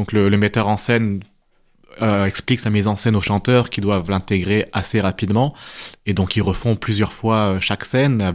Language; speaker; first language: French; native; French